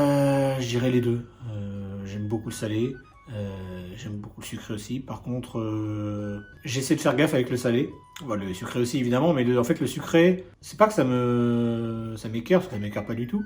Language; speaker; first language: French; native; French